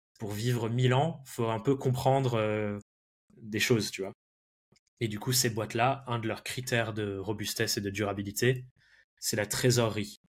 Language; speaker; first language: French; early bilingual, other home language; English